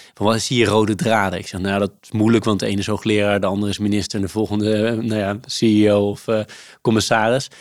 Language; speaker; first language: Dutch; native; Dutch